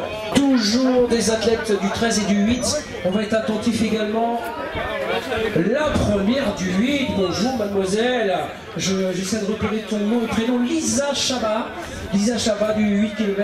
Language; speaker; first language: French; native; French